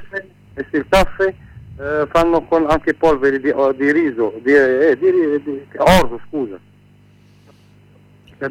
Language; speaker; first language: Italian; non-native, learner; Arabic